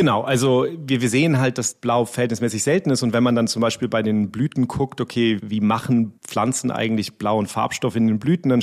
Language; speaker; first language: German; native; German